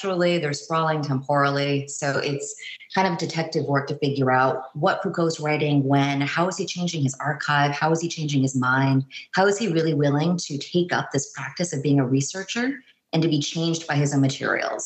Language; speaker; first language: English; native; English